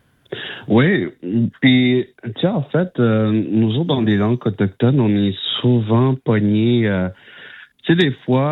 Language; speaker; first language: French; non-native, local second language; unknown